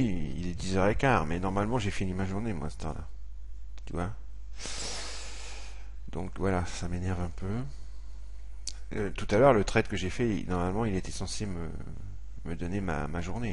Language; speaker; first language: French; native; French